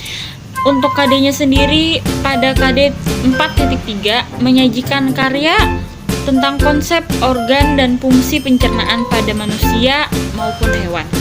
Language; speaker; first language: Indonesian; native; Indonesian